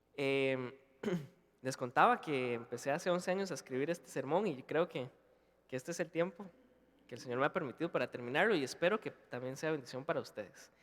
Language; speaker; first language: Spanish; native; Spanish